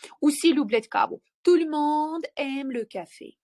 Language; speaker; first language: French; non-native, fluent; Ukrainian